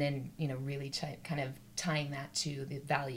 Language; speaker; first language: English; native; English